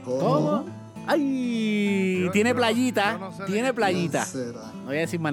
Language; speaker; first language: Spanish; native; Spanish